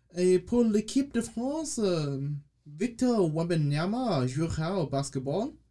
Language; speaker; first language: French; non-native, learner; English